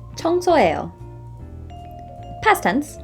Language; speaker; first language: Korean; non-native, fluent; English